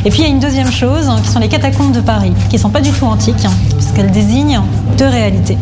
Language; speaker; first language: French; native; French